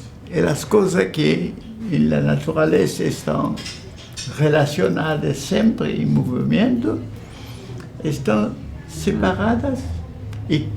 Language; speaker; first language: Spanish; non-native, fluent; French